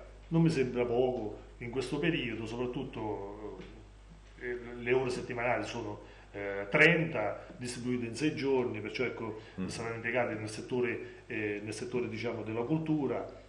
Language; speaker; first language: Italian; native; Italian